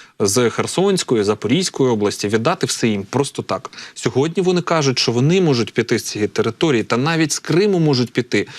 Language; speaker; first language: Ukrainian; native; Ukrainian